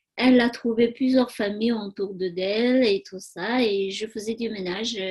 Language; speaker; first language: French; non-native, learner; Tibetan